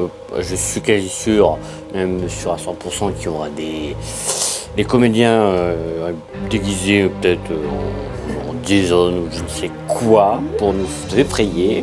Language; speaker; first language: French; native; French